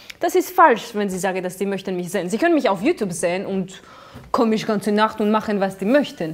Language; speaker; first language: German; non-native, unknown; Georgian